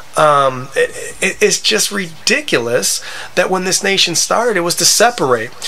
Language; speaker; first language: English; native; English